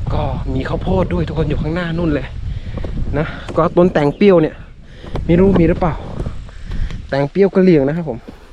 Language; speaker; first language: Thai; non-native, local second language; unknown